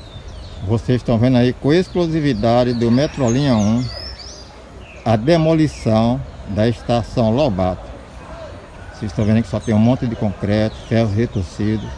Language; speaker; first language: Portuguese; native; Portuguese